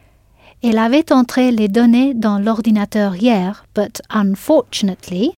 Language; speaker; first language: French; non-native, fluent; English